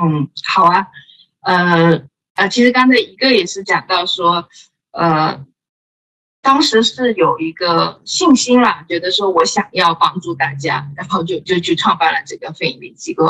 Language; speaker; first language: Chinese; native; Chinese